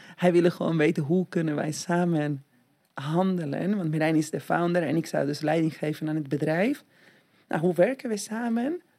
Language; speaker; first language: Dutch; non-native, fluent; Spanish